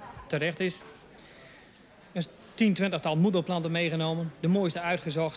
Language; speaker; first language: Dutch; native; Dutch